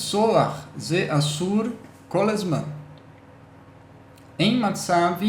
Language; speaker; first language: Hebrew; non-native, learner; Portuguese